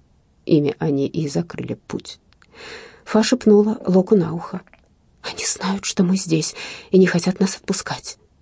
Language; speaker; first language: Russian; native; Russian